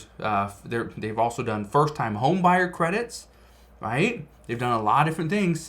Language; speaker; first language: English; native; English